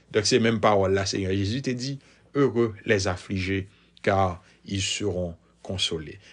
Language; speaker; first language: French; non-native, local second language; Haitian Creole